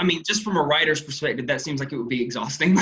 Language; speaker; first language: English; native; English